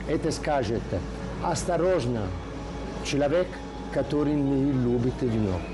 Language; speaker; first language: Russian; non-native, learner; Italian